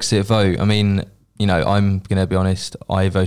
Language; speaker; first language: English; native; English